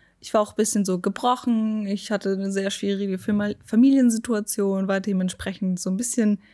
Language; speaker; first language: German; native; German